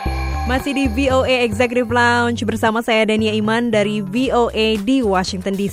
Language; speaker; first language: Indonesian; native; Indonesian